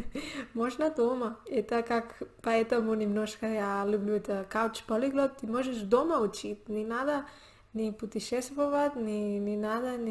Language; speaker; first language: Russian; non-native, learner; Spanish